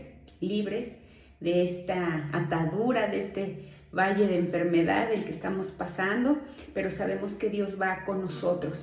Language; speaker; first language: Spanish; native; Spanish